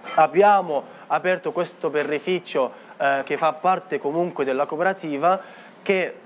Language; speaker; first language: Italian; non-native, fluent; Arabic